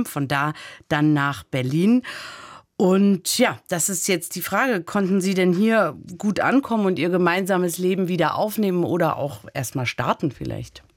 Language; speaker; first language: German; native; German